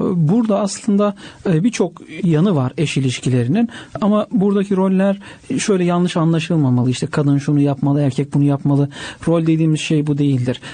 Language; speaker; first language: Turkish; native; Turkish